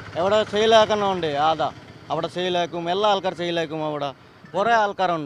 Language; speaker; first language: Malayalam; non-native, local second language; Bangla